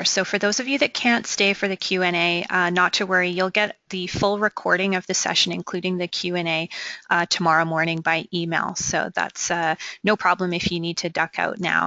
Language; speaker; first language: English; native; English